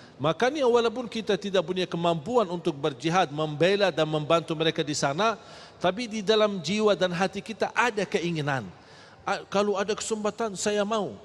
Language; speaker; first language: Malay; non-native, fluent; Arabic